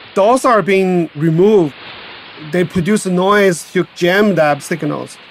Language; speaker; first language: English; non-native, fluent; Chinese